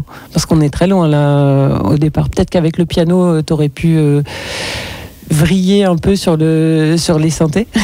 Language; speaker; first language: French; native; French